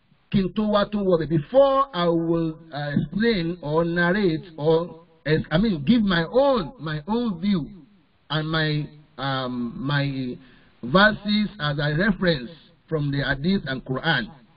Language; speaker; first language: English; non-native, local second language; Yoruba